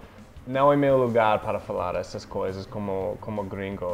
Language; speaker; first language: Portuguese; non-native, fluent; English